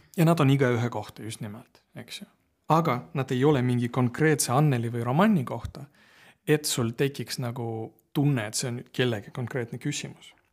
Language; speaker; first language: Estonian; non-native, local second language; Russian